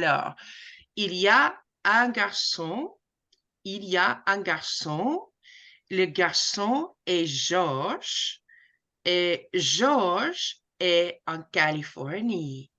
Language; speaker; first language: French; non-native, fluent; English